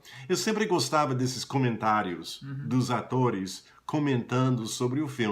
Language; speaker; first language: Portuguese; non-native, fluent; English